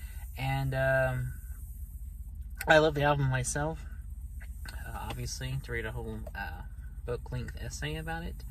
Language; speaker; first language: English; native; English